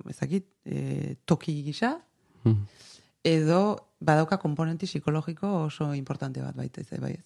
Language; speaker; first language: Basque; native; Basque